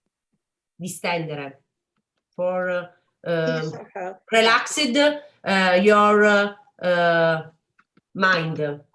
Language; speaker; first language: English; non-native, learner; Italian